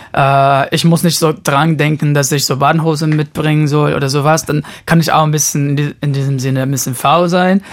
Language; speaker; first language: German; non-native, fluent; Portuguese